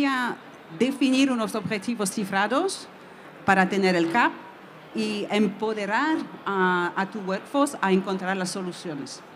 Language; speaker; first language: Spanish; non-native, fluent; French